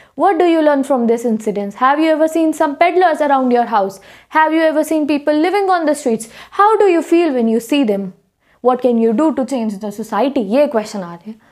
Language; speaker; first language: Hindi; native; Hindi